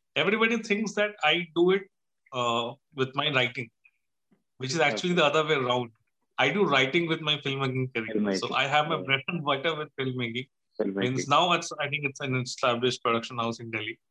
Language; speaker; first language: English; non-native, local second language; Hindi